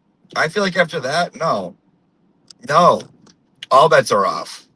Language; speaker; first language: English; native; English